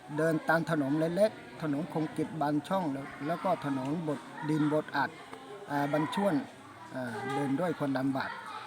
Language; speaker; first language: Thai; non-native, local second language; S'gaw Karen